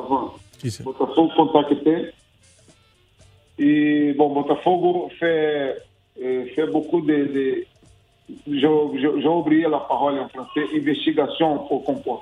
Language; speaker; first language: French; non-native, learner; Portuguese